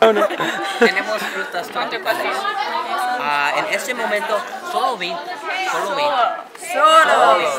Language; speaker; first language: Spanish; non-native, learner; English